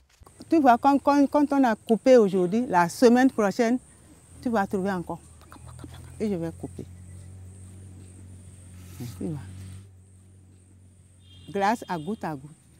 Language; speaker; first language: French; non-native, learner; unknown